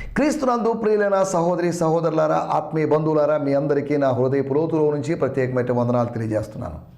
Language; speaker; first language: Telugu; non-native, local second language; Malayalam